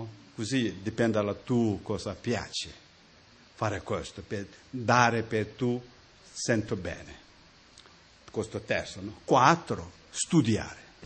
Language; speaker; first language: Italian; non-native, learner; Tibetan